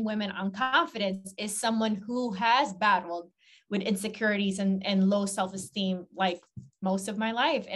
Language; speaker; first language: English; non-native, local second language; Filipino